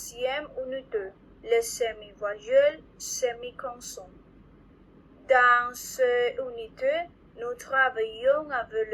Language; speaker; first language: French; non-native, learner; Spanish